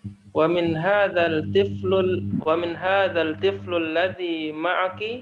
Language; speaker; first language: Arabic; non-native, learner; Indonesian